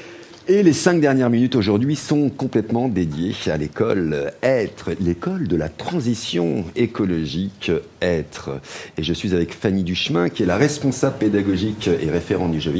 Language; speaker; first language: French; native; French